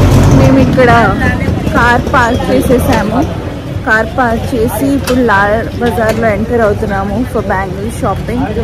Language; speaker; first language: Telugu; non-native, local second language; Urdu